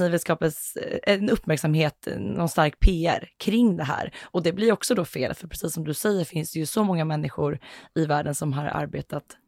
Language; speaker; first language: Swedish; native; Swedish